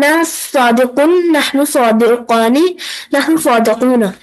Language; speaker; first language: Arabic; non-native, learner; Urdu